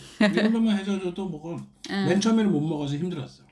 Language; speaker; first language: Korean; native; Korean